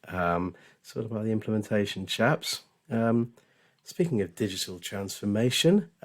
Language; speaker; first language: English; native; English